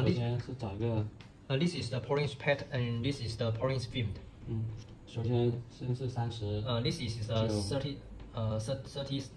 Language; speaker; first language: English; non-native, learner; Chinese